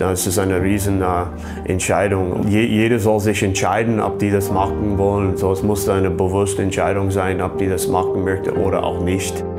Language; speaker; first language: German; non-native, fluent; English